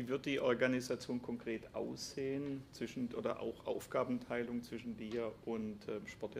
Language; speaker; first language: German; native; German